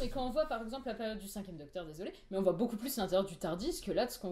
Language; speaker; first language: French; native; French